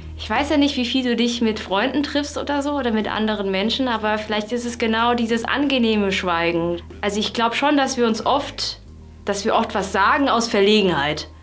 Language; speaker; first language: German; early bilingual, other home language; Vietnamese